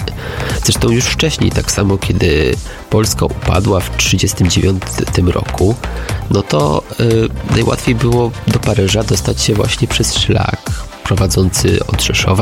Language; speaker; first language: Polish; native; Polish